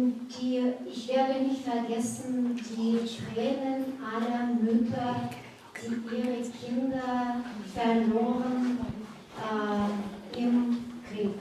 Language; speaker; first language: German; non-native, fluent; Russian